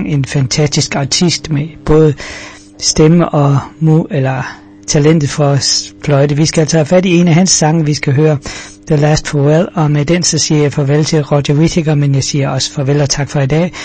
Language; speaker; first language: Danish; native; Danish